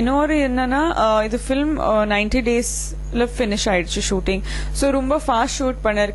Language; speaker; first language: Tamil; non-native, fluent; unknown